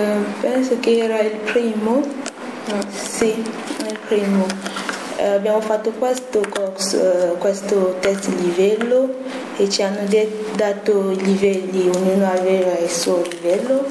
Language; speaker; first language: Italian; non-native, fluent; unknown